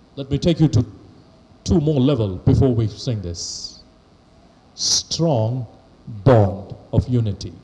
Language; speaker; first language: English; non-native, local second language; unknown